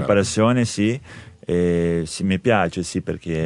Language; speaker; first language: Italian; non-native, learner; Portuguese